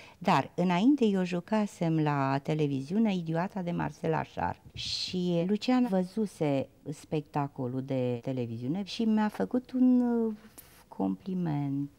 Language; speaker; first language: Romanian; native; Romanian